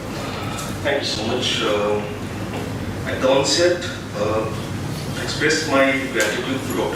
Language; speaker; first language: English; non-native, local second language; Hindi